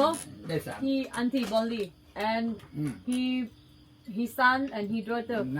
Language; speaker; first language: English; non-native, learner; Thai